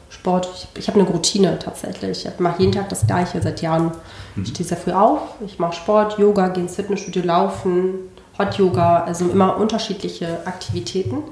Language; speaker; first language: German; non-native, fluent; Spanish